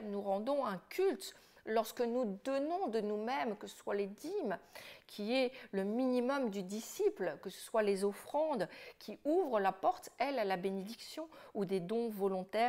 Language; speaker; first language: French; native; French